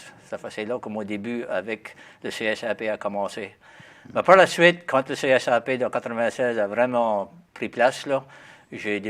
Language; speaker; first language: French; native; French